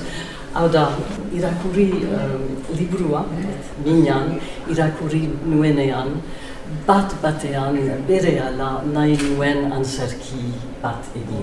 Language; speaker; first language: Basque; non-native, learner; English